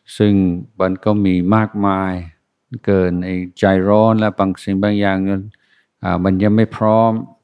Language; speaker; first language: Thai; non-native, fluent; English